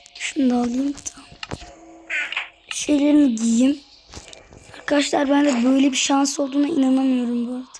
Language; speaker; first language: Turkish; native; Turkish